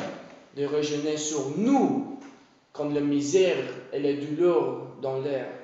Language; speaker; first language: French; non-native, learner; English